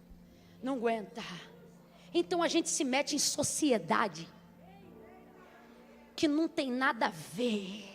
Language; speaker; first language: Portuguese; native; Portuguese